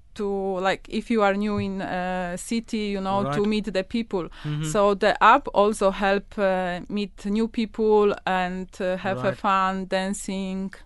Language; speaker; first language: English; non-native, learner; Polish